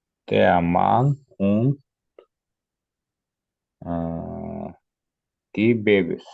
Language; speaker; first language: German; non-native, learner; Azerbaijani